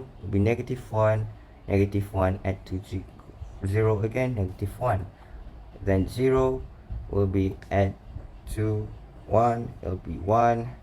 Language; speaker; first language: English; non-native, local second language; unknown